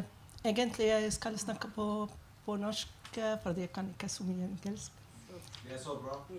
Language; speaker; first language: Norwegian; non-native, fluent; Arabic